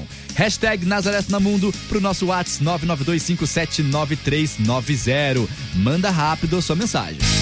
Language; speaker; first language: Portuguese; native; Portuguese